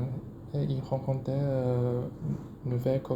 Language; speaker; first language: French; non-native, learner; Chinese